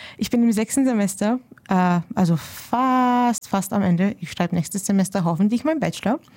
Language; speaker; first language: German; early bilingual, other home language; Romanian